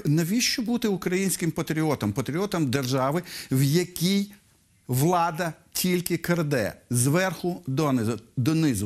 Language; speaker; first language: Ukrainian; native; Ukrainian